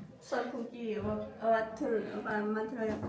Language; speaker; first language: Korean; non-native, learner; Lao